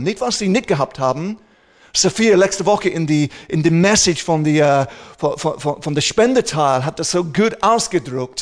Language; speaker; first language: German; non-native, fluent; English